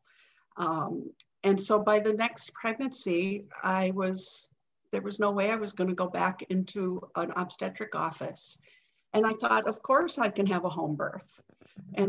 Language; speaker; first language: English; native; English